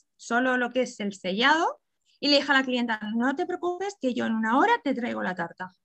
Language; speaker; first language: Spanish; native; Spanish